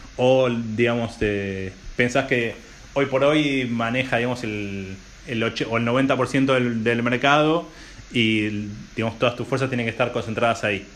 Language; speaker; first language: Spanish; native; Spanish